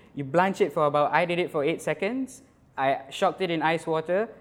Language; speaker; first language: English; non-native, local second language; Malay